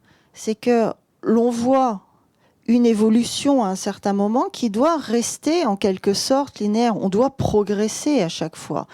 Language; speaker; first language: French; native; French